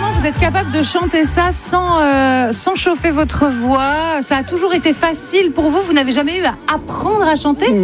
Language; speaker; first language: French; native; French